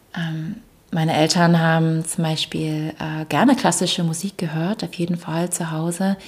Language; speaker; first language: German; early bilingual, other home language; English